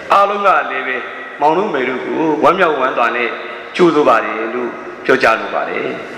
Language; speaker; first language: Burmese; native; Burmese